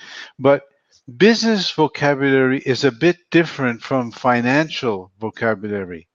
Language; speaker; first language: English; non-native, fluent; Spanish